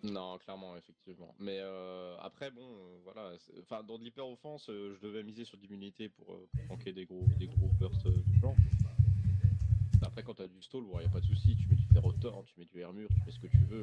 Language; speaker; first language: French; native; French